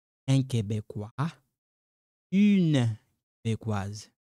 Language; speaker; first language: French; non-native, local second language; Lingala